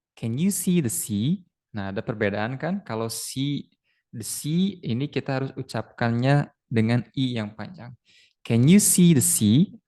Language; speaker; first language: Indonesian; native; Indonesian